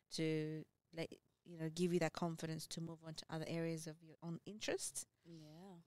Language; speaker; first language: English; early bilingual, other home language; Amharic